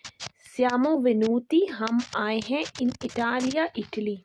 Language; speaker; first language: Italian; non-native, fluent; Urdu